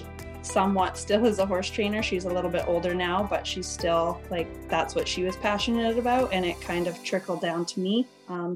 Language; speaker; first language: English; native; English